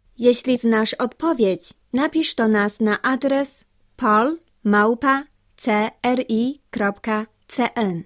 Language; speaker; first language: Polish; non-native, fluent; Chinese